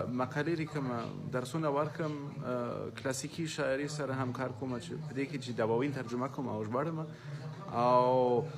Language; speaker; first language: Pashto; non-native, fluent; German